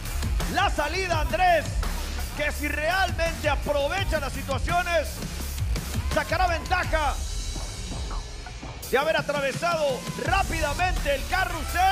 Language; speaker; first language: Spanish; native; Spanish